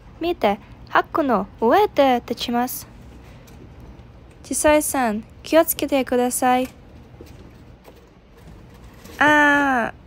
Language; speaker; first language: Japanese; non-native, learner; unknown